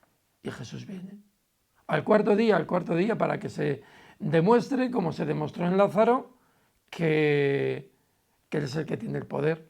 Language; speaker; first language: Spanish; native; Spanish